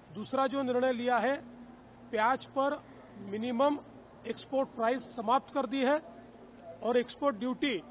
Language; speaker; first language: Hindi; non-native, local second language; Marathi